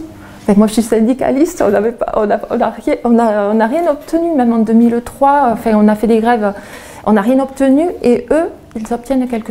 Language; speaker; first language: French; native; French